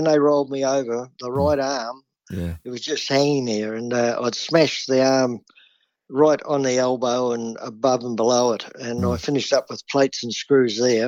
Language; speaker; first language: English; native; English